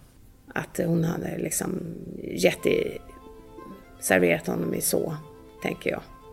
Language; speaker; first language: Swedish; native; Swedish